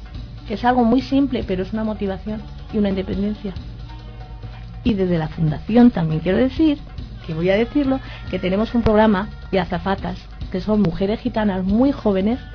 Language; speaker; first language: Spanish; native; Spanish